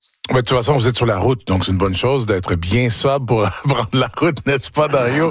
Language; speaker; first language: French; native; French